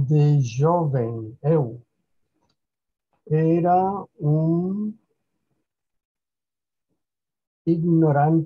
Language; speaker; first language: Portuguese; non-native, fluent; Spanish